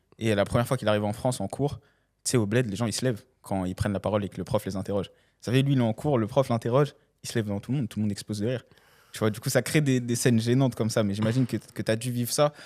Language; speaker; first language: French; native; French